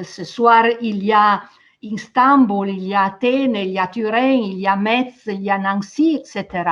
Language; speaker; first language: French; non-native, fluent; Italian